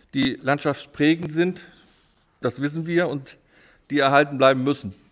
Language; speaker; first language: German; native; German